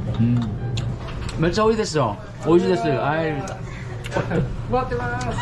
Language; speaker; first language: Japanese; non-native, learner; Korean